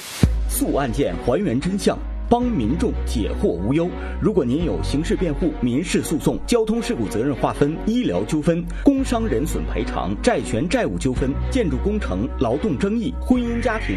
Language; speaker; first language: Chinese; native; Chinese